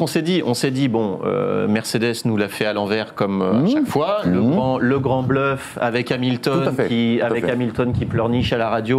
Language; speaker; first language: French; native; French